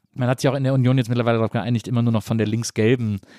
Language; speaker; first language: German; native; German